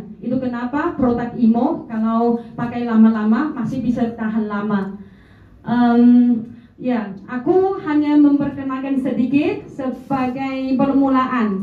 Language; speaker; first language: Indonesian; non-native, learner; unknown